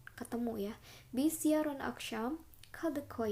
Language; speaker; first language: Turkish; non-native, fluent; Indonesian